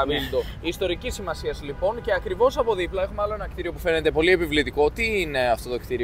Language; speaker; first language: Greek; native; Greek